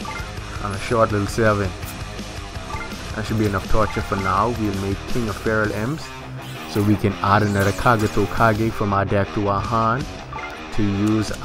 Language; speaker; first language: English; native; English